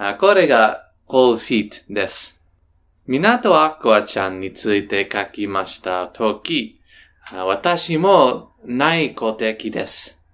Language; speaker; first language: Japanese; non-native, learner; English